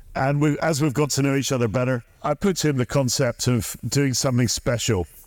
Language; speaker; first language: English; native; English